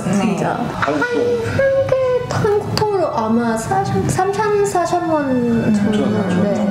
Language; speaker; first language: Korean; non-native, fluent; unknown